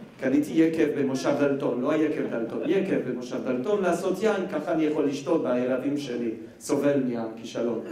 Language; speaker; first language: Hebrew; non-native, fluent; French